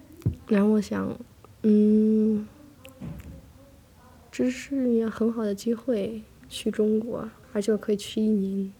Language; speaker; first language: Chinese; non-native, fluent; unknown